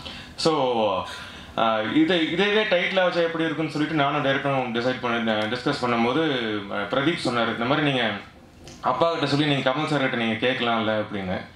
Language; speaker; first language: Tamil; native; Tamil